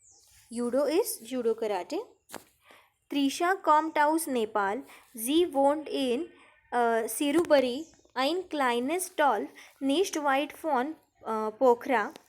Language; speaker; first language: German; non-native, fluent; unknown